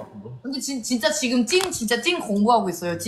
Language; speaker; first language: Korean; non-native, fluent; Thai